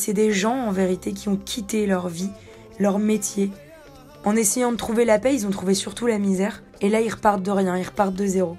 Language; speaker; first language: French; native; French